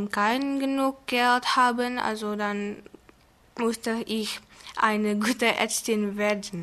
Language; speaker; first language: German; non-native, learner; Indonesian